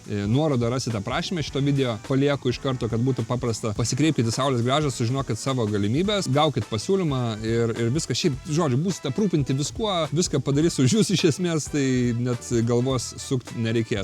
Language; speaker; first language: Lithuanian; native; Lithuanian